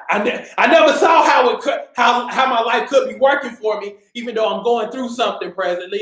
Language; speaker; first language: English; native; English